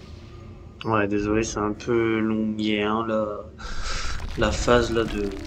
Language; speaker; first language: French; native; French